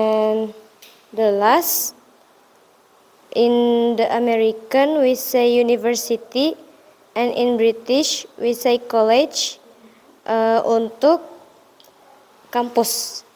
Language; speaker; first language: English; non-native, learner; Indonesian